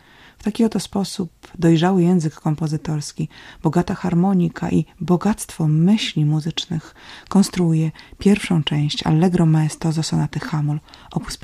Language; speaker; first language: Polish; native; Polish